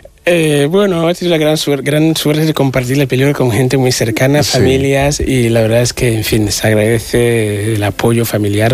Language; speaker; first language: Spanish; non-native, fluent; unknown